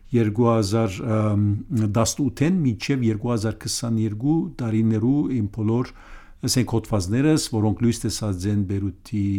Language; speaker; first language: Armenian; early bilingual, heritage; Armenian